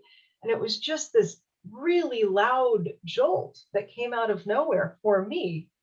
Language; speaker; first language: English; native; English